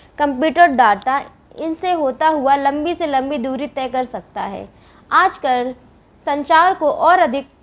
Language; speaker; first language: Hindi; native; Hindi